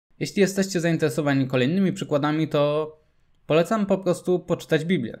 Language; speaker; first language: Polish; native; Polish